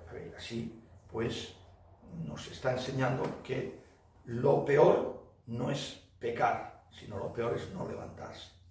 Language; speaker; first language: Spanish; native; Spanish